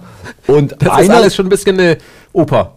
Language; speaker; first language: German; native; German